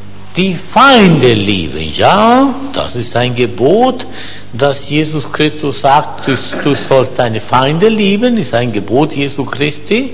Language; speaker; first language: German; non-native, fluent; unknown